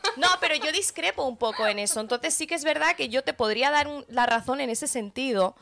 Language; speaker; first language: Spanish; early bilingual, other home language; Arabic